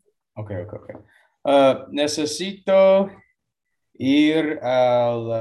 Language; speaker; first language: Spanish; non-native, learner; English